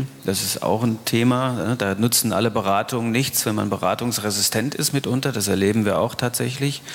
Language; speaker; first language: German; native; German